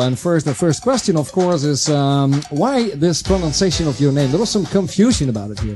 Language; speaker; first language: English; non-native, fluent; Dutch